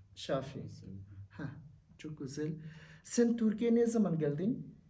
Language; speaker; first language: Turkish; non-native, learner; Bangla